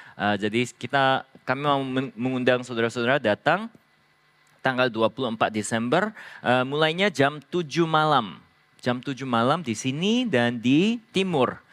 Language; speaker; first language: Indonesian; non-native, fluent; Korean